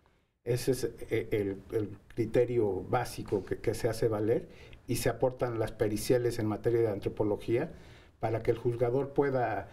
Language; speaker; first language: Spanish; native; Spanish